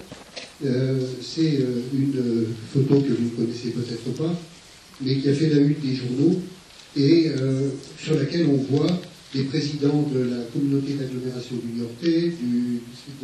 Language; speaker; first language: French; native; French